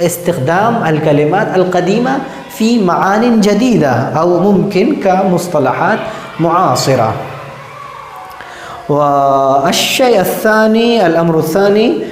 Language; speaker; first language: Arabic; non-native, fluent; Urdu